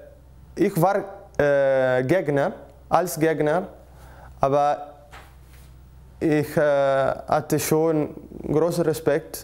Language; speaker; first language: German; non-native, learner; Italian